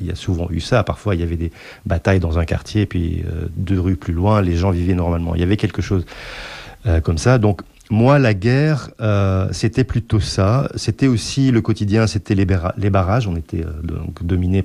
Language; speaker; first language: French; non-native, local second language; Arabic